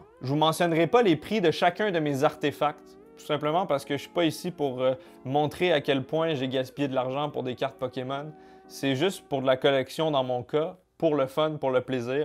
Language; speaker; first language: French; native; French